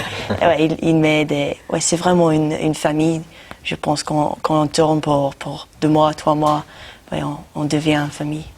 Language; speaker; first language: French; non-native, learner; English